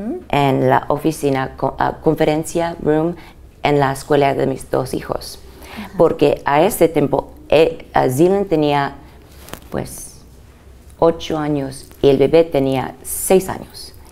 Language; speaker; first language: Spanish; early bilingual, other home language; English